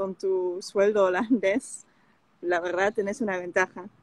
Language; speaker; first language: Spanish; non-native, fluent; Dutch